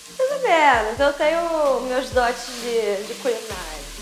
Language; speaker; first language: Portuguese; native; Portuguese